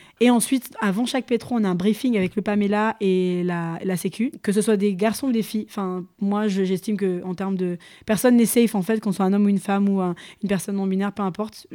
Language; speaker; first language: French; early bilingual, other home language; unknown